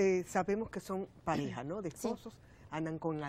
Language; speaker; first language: Spanish; native; Spanish